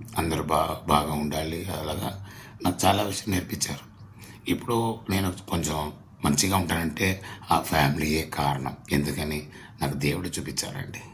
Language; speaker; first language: Telugu; non-native, learner; Tamil